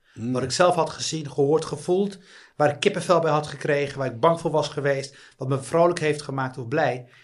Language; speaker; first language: Dutch; early bilingual, other home language; Riffian